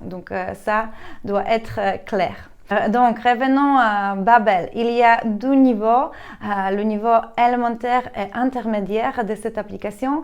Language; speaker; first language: French; non-native, fluent; Polish